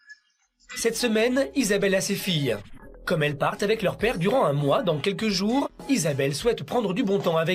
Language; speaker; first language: French; native; French